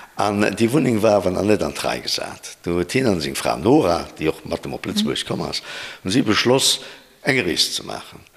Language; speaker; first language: Luxembourgish; native; Luxembourgish